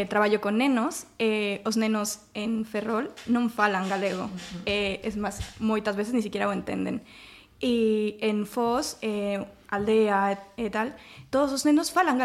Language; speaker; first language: Galician; non-native, local second language; Spanish